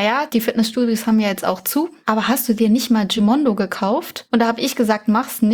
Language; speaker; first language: German; native; German